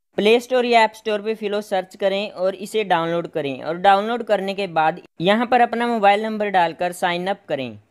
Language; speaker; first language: Hindi; non-native, local second language; Punjabi